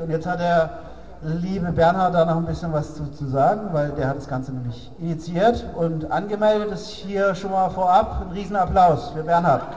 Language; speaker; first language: German; native; German